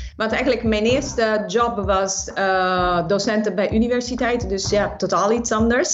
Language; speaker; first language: Dutch; non-native, fluent; Italian